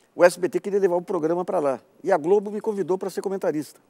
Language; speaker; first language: Portuguese; native; Portuguese